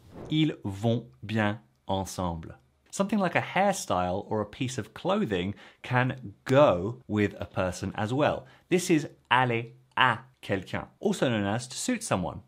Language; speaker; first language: English; native; English